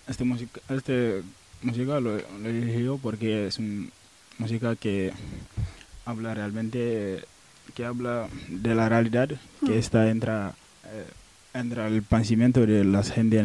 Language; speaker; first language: Spanish; non-native, learner; Wolof